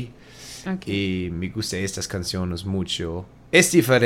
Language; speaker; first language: Spanish; non-native, learner; German